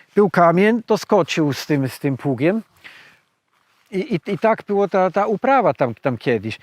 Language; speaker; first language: Polish; non-native, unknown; German